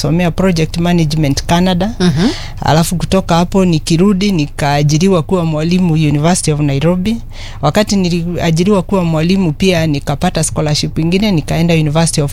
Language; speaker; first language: Swahili; non-native, local second language; Kikuyu